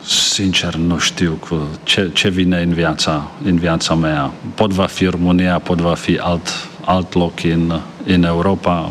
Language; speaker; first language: Romanian; non-native, fluent; Czech